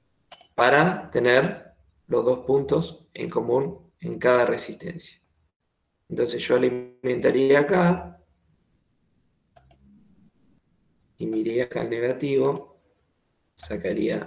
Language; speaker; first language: Spanish; native; Spanish